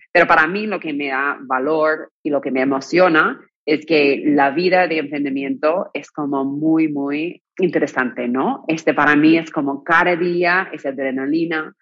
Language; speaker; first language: Spanish; non-native, fluent; English